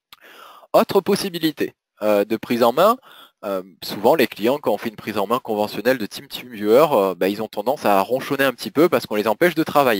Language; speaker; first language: French; native; French